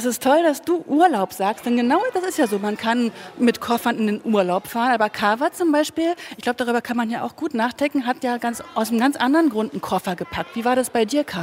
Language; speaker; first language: German; native; German